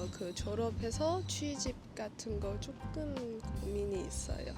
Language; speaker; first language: Korean; non-native, learner; Chinese